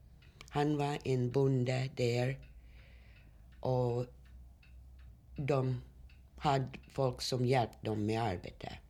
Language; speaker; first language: Swedish; early bilingual, heritage; Swedish